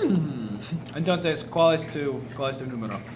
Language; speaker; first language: Spanish; non-native, learner; English